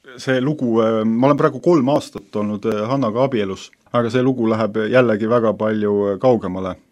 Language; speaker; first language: Estonian; native; Estonian